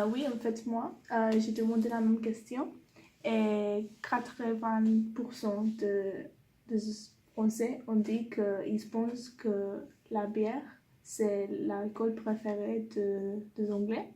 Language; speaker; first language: French; non-native, learner; English